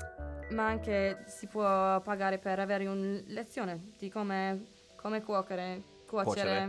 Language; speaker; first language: Italian; non-native, learner; English